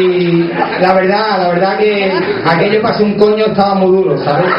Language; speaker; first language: Spanish; native; Spanish